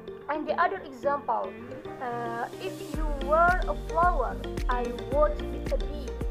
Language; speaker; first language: English; non-native, learner; Indonesian